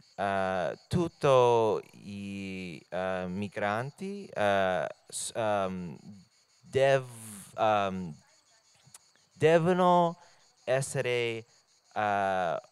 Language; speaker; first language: Italian; non-native, learner; English